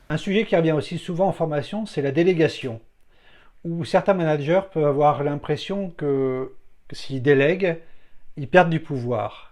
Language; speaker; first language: French; native; French